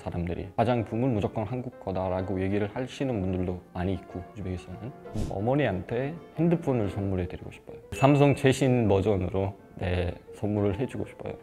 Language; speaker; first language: Korean; non-native, fluent; Uzbek